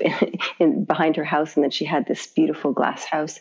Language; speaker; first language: English; native; English